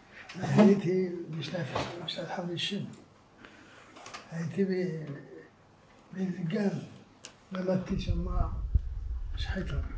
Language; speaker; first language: Hebrew; non-native, fluent; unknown